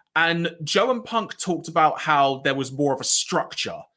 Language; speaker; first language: English; native; English